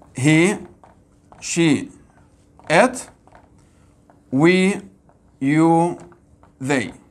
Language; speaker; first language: English; non-native, fluent; Arabic